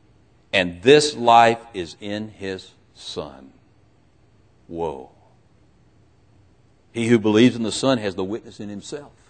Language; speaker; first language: English; native; English